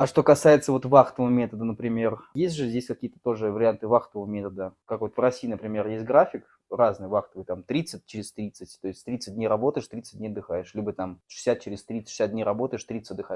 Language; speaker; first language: Russian; native; Russian